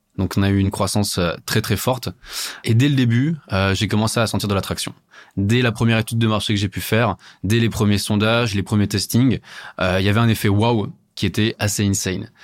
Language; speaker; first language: French; native; French